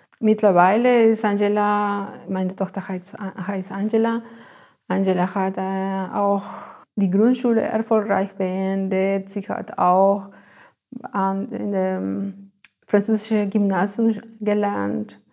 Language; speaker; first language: German; non-native, fluent; Spanish